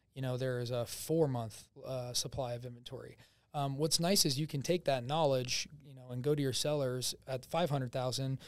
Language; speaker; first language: English; native; English